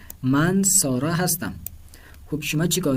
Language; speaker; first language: Persian; non-native, fluent; Urdu